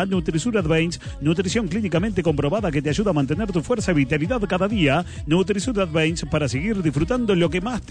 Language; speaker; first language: Spanish; native; Spanish